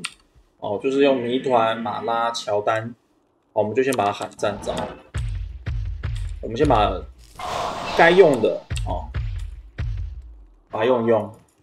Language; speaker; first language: Chinese; native; Chinese